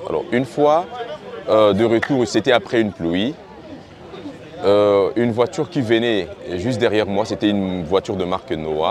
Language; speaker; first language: French; non-native, local second language; Swahili